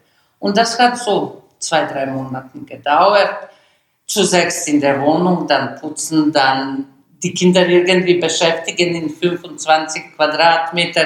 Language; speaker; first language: German; non-native, learner; Bosnian